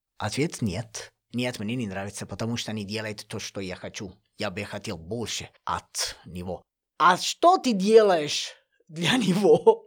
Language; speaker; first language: Russian; non-native, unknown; Italian